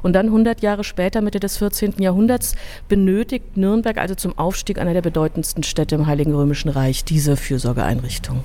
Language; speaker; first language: German; native; German